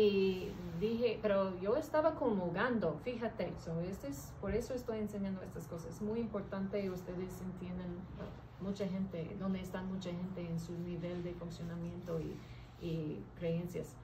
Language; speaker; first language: Spanish; early bilingual, heritage; English